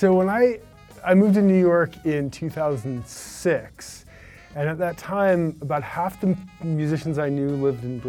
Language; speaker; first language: English; native; English